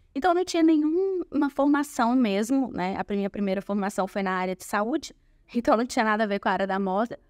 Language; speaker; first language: Portuguese; native; Portuguese